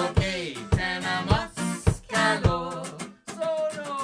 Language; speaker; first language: Spanish; non-native, learner; English